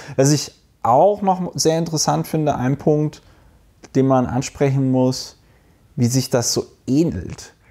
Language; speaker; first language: German; native; German